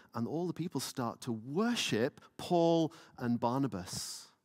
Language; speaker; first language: English; native; English